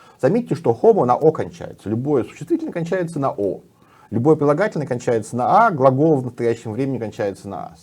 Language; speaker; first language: Russian; native; Russian